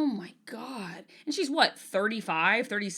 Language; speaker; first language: English; native; English